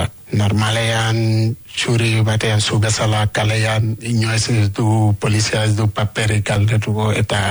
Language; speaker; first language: Basque; non-native, learner; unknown